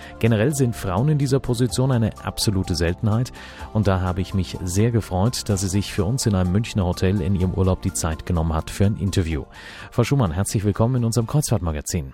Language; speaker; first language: German; native; German